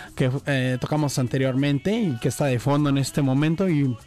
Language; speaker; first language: Spanish; native; Spanish